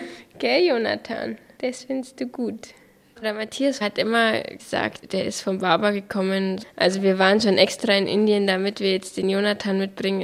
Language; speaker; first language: German; native; German